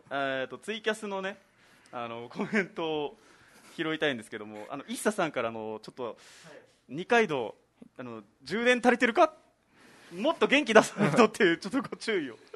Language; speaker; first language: Japanese; native; Japanese